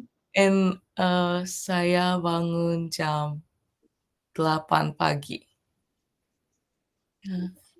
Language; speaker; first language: Indonesian; non-native, learner; Japanese